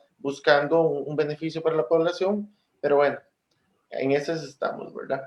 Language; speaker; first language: Spanish; native; Spanish